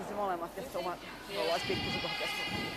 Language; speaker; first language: Finnish; native; Finnish